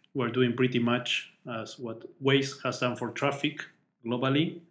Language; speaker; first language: English; non-native, fluent; Spanish